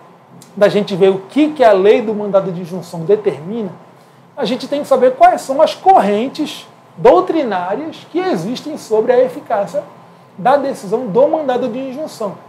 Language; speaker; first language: Portuguese; native; Portuguese